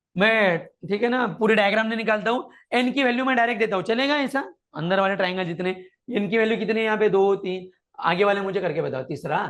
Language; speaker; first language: Hindi; non-native, local second language; Marathi